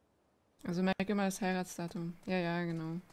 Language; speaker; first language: German; native; German